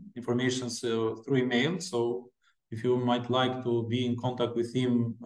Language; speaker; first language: English; non-native, fluent; Albanian